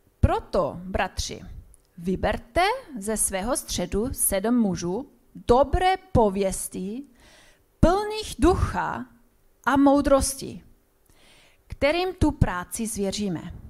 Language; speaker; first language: Czech; non-native, fluent; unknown